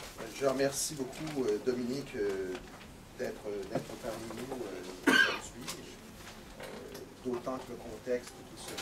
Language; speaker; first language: French; native; French